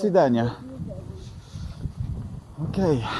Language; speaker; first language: Russian; non-native, learner; English